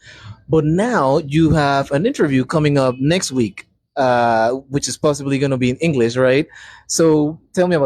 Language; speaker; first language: English; non-native, fluent; Spanish